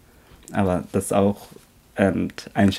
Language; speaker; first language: German; non-native, learner; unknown